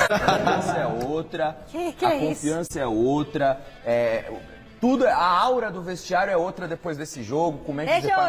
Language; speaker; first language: Portuguese; native; Portuguese